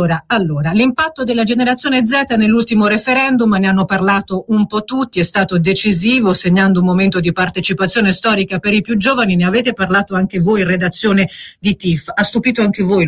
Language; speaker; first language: Italian; native; Italian